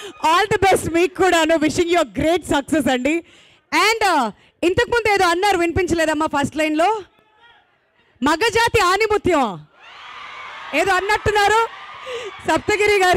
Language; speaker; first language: Telugu; native; Telugu